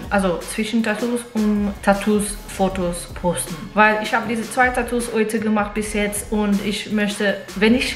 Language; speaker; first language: German; non-native, fluent; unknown